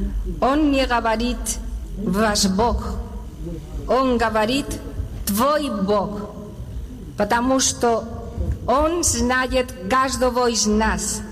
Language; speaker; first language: Russian; non-native, learner; Spanish